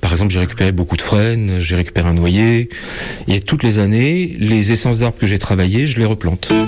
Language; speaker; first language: French; native; French